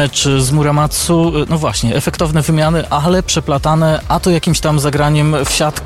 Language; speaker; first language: Polish; native; Polish